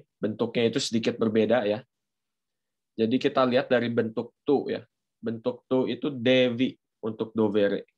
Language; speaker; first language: Indonesian; native; Indonesian